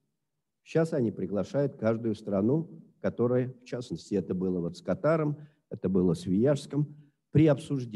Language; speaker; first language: Russian; native; Russian